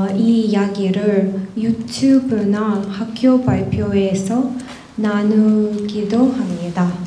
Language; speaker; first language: Korean; non-native, learner; Russian